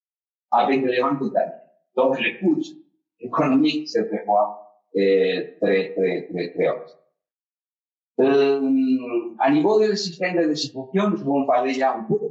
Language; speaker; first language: French; non-native, fluent; Spanish